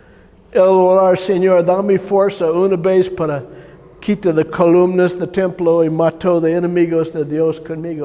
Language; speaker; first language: Spanish; non-native, learner; English